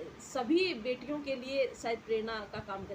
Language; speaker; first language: Hindi; native; Hindi